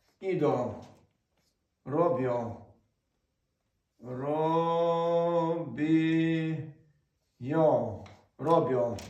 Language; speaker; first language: Polish; non-native, fluent; Ukrainian